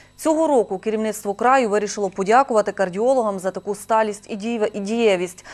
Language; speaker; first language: Ukrainian; native; Ukrainian